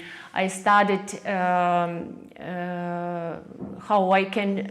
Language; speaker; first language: English; non-native, learner; Russian